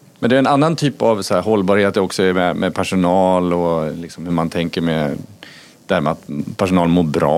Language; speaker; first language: Swedish; native; Swedish